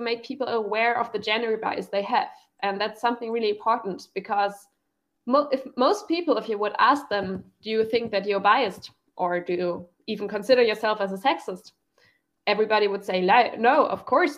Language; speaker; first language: English; non-native, fluent; German